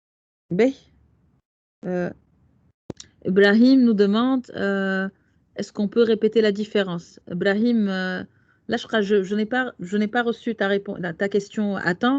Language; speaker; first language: French; non-native, local second language; Arabic